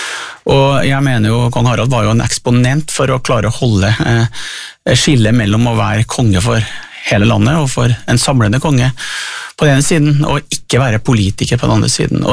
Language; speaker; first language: Norwegian; native; Norwegian